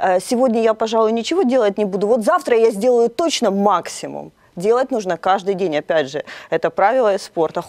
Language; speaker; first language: Russian; native; Russian